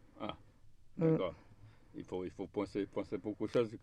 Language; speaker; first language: French; non-native, learner; Chinese